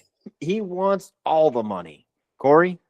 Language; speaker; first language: English; native; English